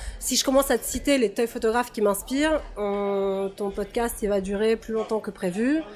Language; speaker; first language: French; non-native, fluent; Russian